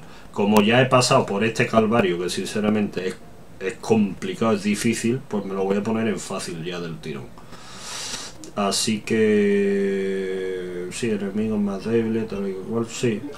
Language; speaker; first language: Spanish; native; Spanish